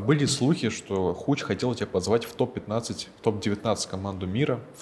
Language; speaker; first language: Russian; native; Russian